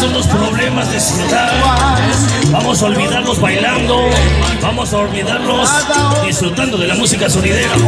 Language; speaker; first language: Spanish; native; Spanish